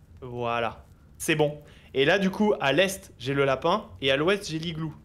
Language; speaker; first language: French; native; French